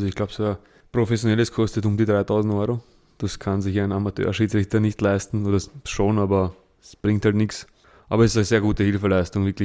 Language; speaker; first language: German; early bilingual, other home language; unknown